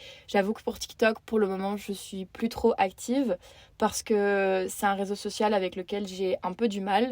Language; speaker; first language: French; native; French